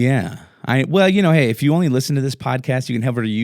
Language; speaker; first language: English; native; English